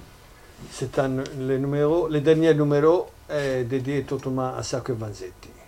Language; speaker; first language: French; non-native, fluent; Italian